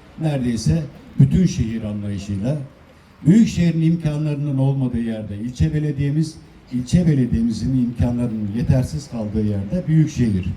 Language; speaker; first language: Turkish; native; Turkish